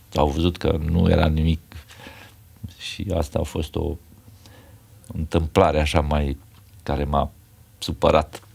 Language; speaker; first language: Romanian; native; Romanian